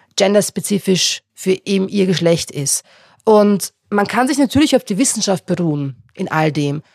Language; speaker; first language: German; non-native, local second language; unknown